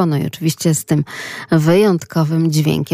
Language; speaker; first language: Polish; native; Polish